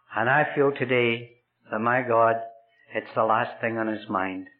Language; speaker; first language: English; native; English